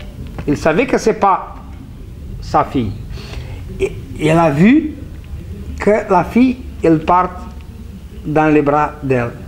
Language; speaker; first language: French; non-native, fluent; Romanian